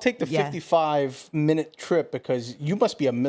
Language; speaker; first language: English; native; English